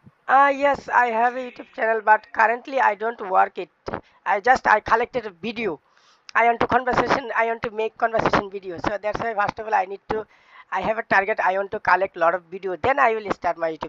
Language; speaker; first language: English; non-native, learner; Bangla